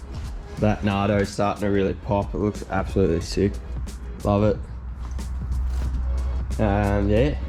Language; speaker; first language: English; native; English